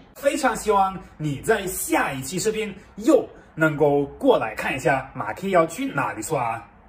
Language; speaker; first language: Chinese; non-native, fluent; German